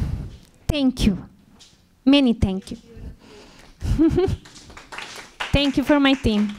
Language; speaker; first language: English; non-native, learner; Portuguese